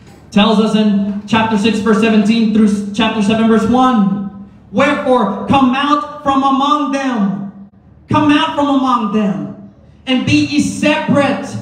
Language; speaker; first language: English; early bilingual, other home language; Spanish